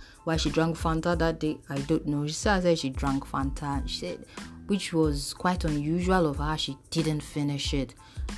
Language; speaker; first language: English; non-native, local second language; Yoruba